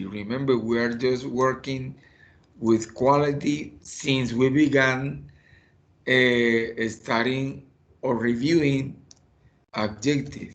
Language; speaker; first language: English; non-native, fluent; Spanish